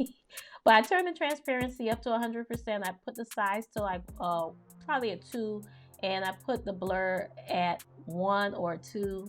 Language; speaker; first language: English; native; English